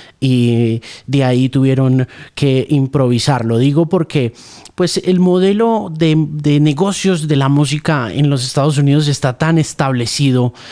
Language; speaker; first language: Spanish; early bilingual, heritage; Spanish